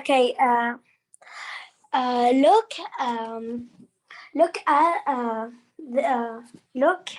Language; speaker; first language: English; non-native, learner; Arabic